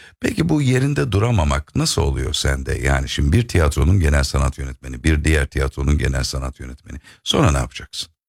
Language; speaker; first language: Turkish; native; Turkish